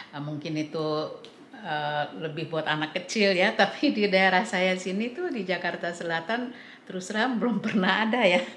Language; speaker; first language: Indonesian; early bilingual, heritage; English